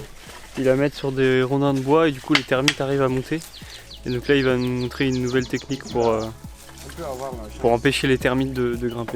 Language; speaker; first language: French; native; French